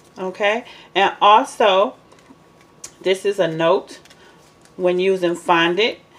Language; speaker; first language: English; native; English